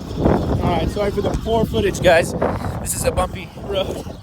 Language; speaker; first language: English; native; English